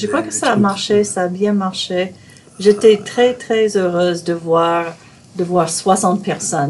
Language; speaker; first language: French; non-native, fluent; English